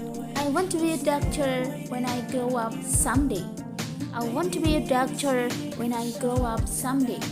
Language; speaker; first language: English; non-native, fluent; Indonesian